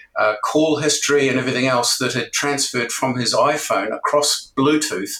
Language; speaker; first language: English; native; English